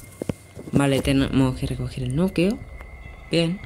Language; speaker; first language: Spanish; native; Spanish